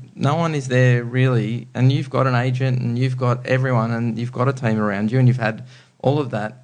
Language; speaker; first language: English; native; English